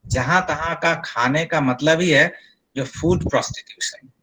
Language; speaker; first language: Hindi; non-native, local second language; Bangla